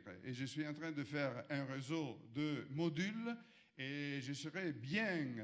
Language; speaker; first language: French; non-native, fluent; Italian